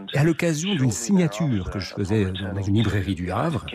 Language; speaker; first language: French; non-native, fluent; English